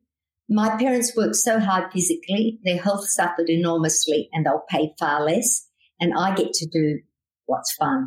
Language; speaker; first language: English; native; English